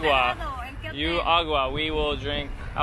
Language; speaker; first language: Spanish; non-native, learner; English